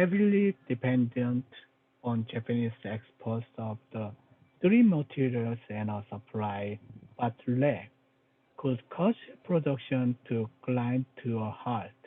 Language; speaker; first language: English; non-native, learner; Korean